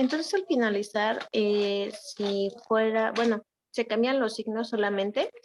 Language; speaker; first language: Spanish; native; Spanish